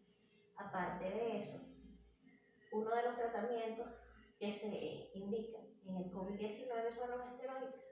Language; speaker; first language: Spanish; native; Spanish